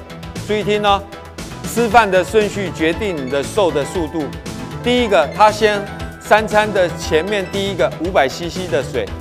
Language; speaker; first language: Chinese; native; Chinese